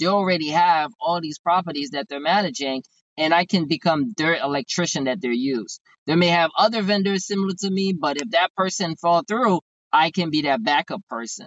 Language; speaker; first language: English; non-native, fluent; Haitian Creole